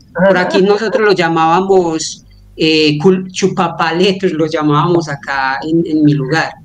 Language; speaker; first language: Spanish; native; Spanish